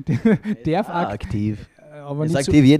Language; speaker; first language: German; non-native, learner; Swedish